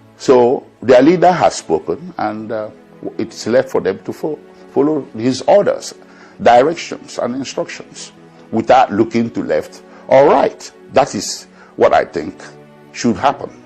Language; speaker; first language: English; non-native, local second language; Igbo